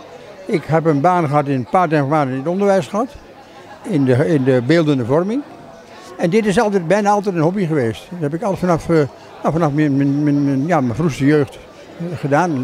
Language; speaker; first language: Dutch; native; Dutch